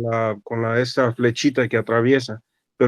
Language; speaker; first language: Spanish; native; Spanish